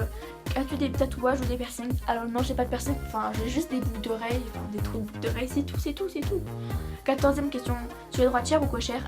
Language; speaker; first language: French; native; French